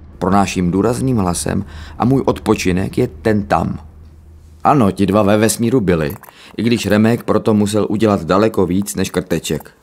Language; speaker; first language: Czech; native; Czech